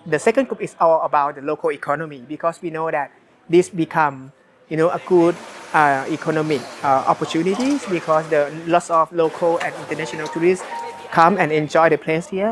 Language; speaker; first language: English; non-native, fluent; Thai